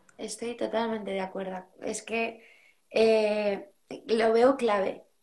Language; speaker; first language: Spanish; native; Spanish